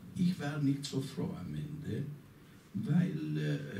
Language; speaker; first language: German; non-native, learner; Italian